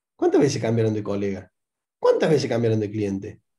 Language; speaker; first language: Spanish; native; Spanish